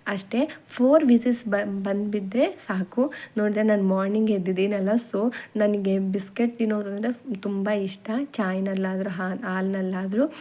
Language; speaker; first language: Kannada; non-native, local second language; Telugu